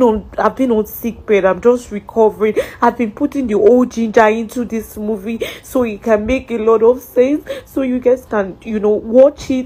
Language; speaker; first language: English; non-native, local second language; Yoruba